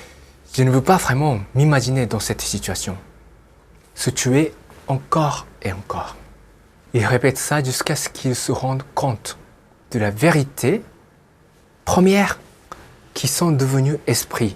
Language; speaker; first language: French; non-native, fluent; Japanese